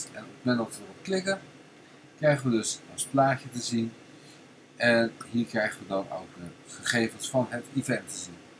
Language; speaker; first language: Dutch; native; Dutch